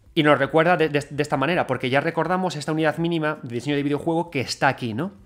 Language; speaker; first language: Spanish; native; Spanish